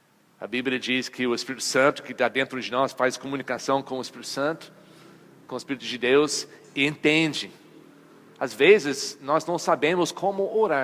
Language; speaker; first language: Portuguese; non-native, fluent; English